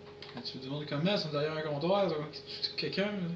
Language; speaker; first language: French; native; French